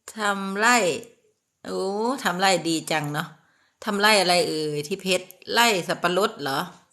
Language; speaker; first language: Thai; native; Thai